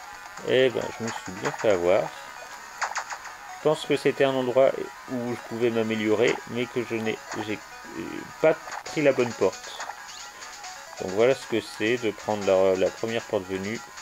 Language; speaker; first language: French; native; French